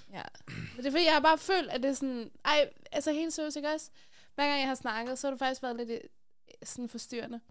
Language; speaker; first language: Danish; early bilingual, other home language; Persian